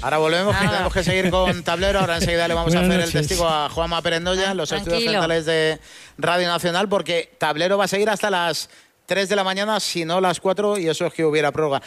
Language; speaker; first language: Spanish; native; Spanish